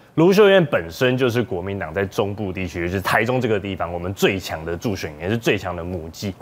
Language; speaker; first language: Chinese; native; Chinese